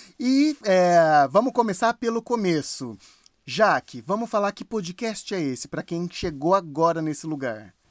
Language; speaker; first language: Portuguese; native; Portuguese